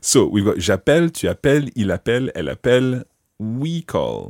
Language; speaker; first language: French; non-native, fluent; English